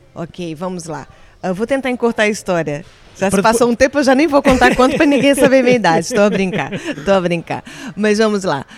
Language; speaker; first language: Portuguese; native; Portuguese